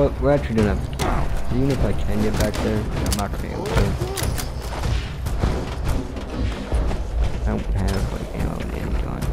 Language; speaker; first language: English; native; English